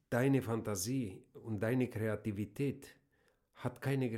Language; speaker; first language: German; non-native, fluent; Romanian